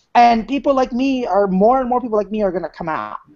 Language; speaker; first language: English; non-native, local second language; Filipino